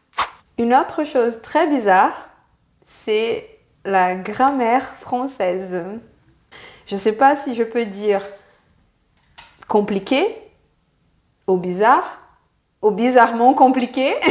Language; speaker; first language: French; non-native, fluent; Portuguese